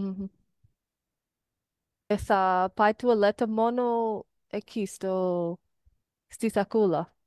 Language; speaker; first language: Greek; non-native, learner; English